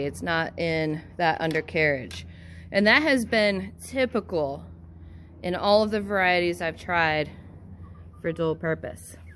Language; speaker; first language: English; native; English